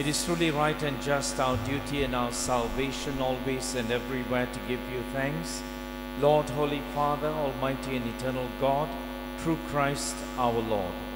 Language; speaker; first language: English; non-native, local second language; Tamil